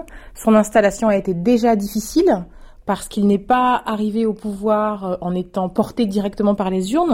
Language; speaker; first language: French; native; French